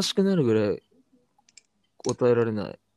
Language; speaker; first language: Japanese; native; Japanese